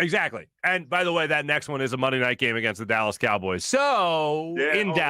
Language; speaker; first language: English; native; English